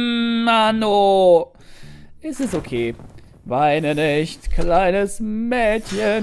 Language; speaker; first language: German; native; German